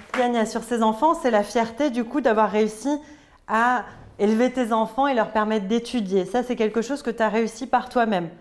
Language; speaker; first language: French; native; French